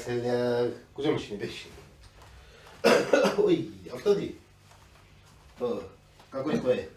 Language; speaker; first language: Russian; non-native, local second language; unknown